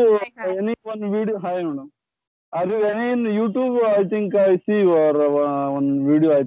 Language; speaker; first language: English; non-native, learner; Kannada